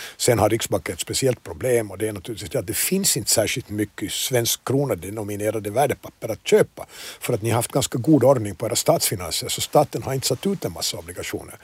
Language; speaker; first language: Swedish; native; Swedish